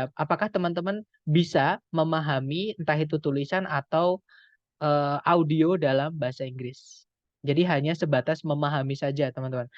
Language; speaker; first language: Indonesian; non-native, local second language; Javanese